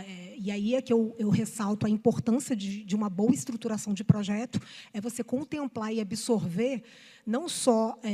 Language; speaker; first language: Portuguese; native; Portuguese